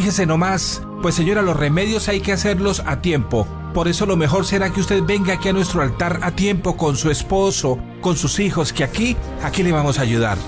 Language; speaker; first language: Spanish; native; Spanish